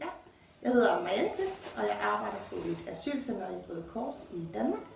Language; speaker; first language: Danish; native; Danish